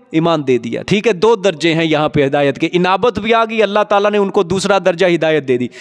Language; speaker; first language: Urdu; non-native, local second language; Punjabi